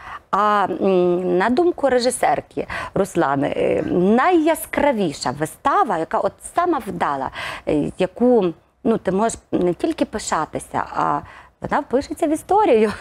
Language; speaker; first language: Ukrainian; native; Ukrainian